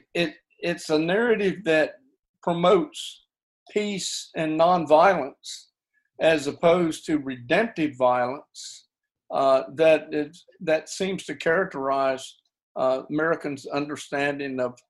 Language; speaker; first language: English; native; English